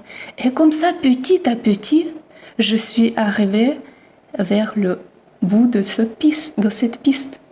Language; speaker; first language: French; non-native, fluent; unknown